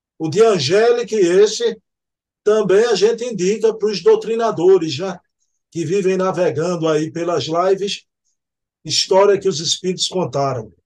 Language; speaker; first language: Portuguese; native; Portuguese